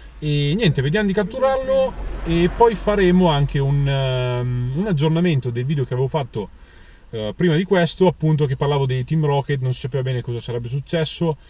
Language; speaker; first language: Italian; native; Italian